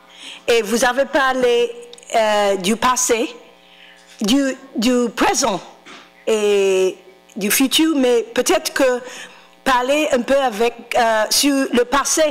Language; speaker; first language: French; non-native, fluent; English